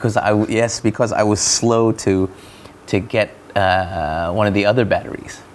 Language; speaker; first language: English; non-native, local second language; Malay